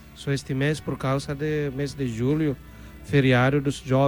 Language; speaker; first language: Portuguese; non-native, fluent; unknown